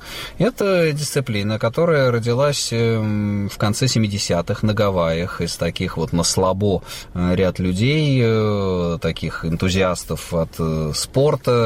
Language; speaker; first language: Russian; native; Russian